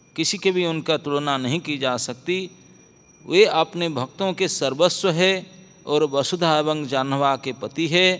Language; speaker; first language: Hindi; non-native, local second language; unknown